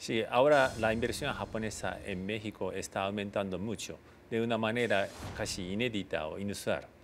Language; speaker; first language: Spanish; non-native, fluent; Japanese